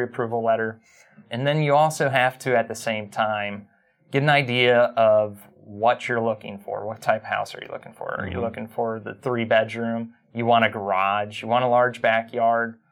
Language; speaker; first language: English; native; English